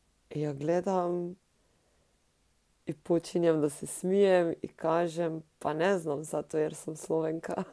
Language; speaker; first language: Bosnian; non-native, learner; Slovenian